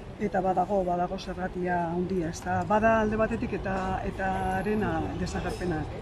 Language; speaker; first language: Basque; non-native, local second language; Spanish